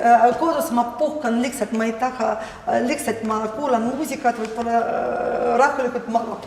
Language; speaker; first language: Estonian; non-native, learner; Russian